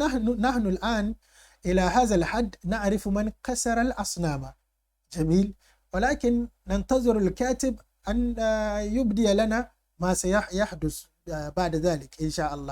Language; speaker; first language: Arabic; non-native, fluent; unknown